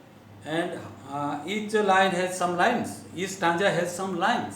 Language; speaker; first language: English; non-native, local second language; Gujarati